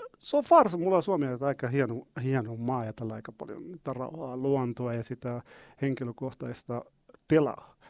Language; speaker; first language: Finnish; non-native, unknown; Arabic